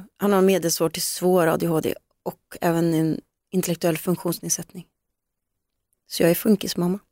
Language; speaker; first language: Swedish; native; Swedish